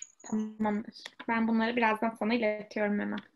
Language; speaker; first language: Turkish; native; Turkish